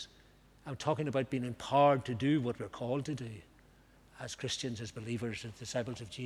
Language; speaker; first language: English; native; English